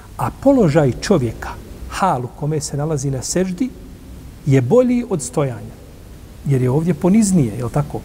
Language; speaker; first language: Bosnian; native; Bosnian